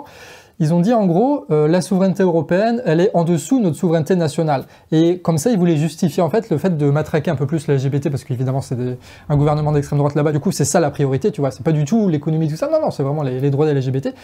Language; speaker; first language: French; native; French